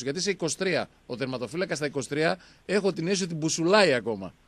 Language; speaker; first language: Greek; native; Greek